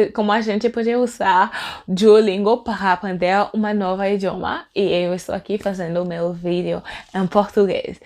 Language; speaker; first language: Portuguese; non-native, learner; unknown